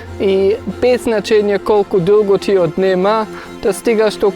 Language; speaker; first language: Bulgarian; non-native, fluent; German